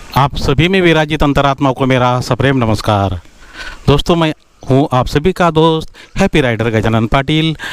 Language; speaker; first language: Hindi; non-native, local second language; Marathi